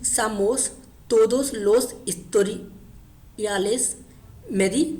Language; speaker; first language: Spanish; non-native, fluent; Hindi